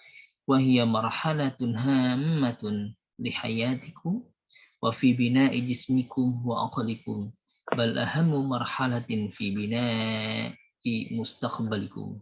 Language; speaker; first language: Arabic; non-native, fluent; Indonesian